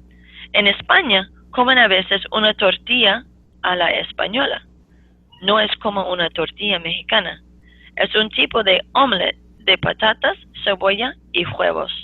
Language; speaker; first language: Spanish; non-native, fluent; English